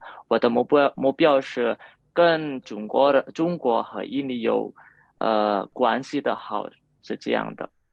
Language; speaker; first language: Chinese; non-native, learner; Indonesian